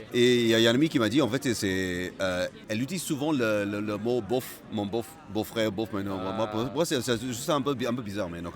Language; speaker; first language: French; non-native, fluent; Malay